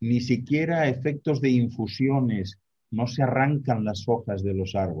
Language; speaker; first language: Spanish; native; Spanish